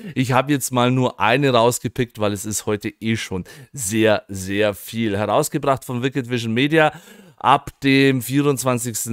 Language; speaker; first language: German; native; German